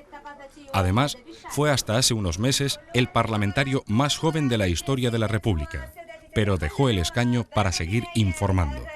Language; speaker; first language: Spanish; native; Spanish